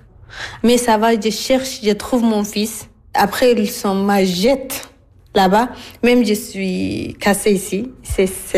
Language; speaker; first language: French; non-native, learner; Somali